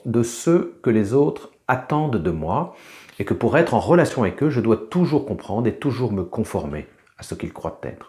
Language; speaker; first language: French; native; French